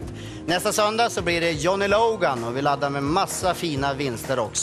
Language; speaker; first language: Swedish; native; Swedish